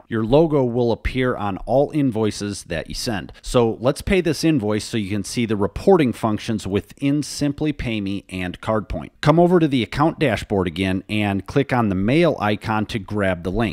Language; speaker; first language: English; native; English